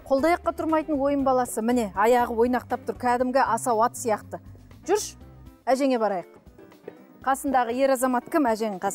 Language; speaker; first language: Kazakh; native; Kazakh